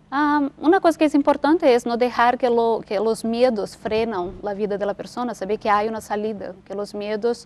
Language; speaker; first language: Spanish; non-native, fluent; Portuguese